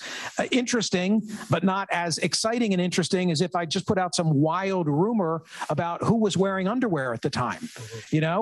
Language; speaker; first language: English; native; English